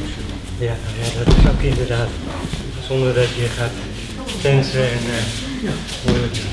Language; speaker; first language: Dutch; native; Dutch